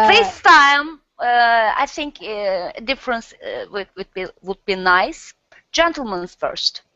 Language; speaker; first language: English; non-native, learner; Turkish